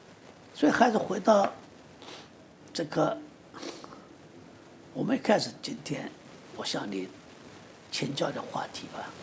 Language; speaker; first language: Chinese; native; Chinese